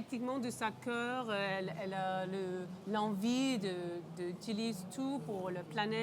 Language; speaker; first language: French; non-native, local second language; English